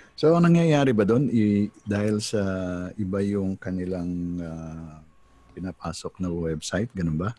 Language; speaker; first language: Filipino; native; Filipino